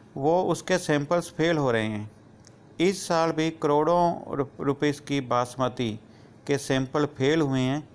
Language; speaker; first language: Hindi; non-native, local second language; Punjabi